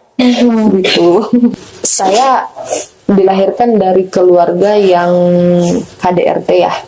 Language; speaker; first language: Indonesian; non-native, local second language; Batak Toba